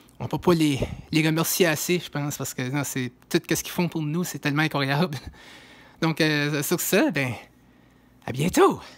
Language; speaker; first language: French; native; French